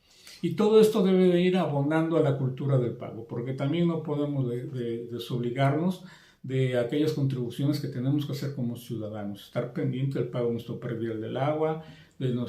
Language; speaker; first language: Spanish; native; Spanish